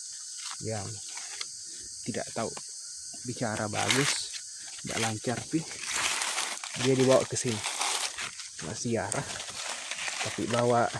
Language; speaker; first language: Indonesian; native; Indonesian